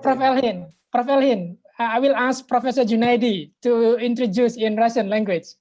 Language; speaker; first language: English; non-native, fluent; Indonesian